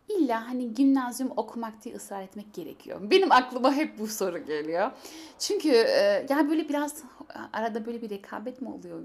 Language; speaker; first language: Turkish; early bilingual, heritage; Turkish